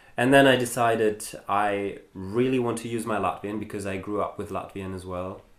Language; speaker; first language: English; non-native, fluent; German